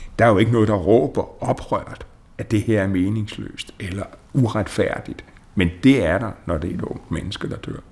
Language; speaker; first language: Danish; native; Danish